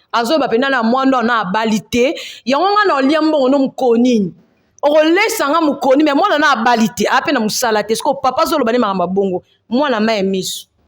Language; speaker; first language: Lingala; non-native, local second language; Swahili